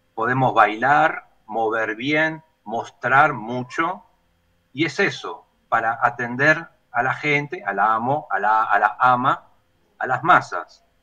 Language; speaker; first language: Spanish; native; Spanish